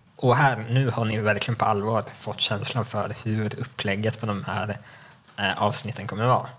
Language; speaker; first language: Swedish; native; Swedish